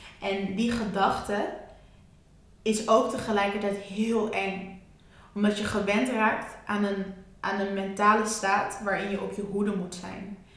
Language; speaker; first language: Dutch; native; Dutch